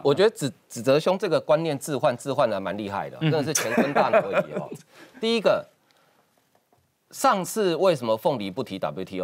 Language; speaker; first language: Chinese; native; Chinese